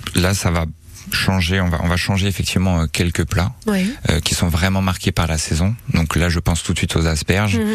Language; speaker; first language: French; native; French